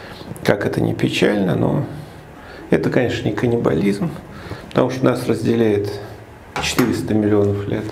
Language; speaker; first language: Russian; native; Russian